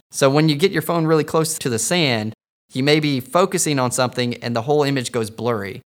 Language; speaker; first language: English; native; English